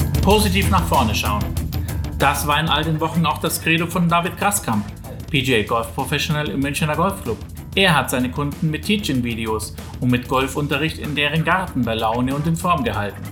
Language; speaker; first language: German; native; German